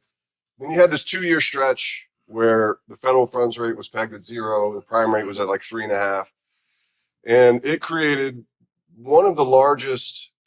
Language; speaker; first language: English; native; English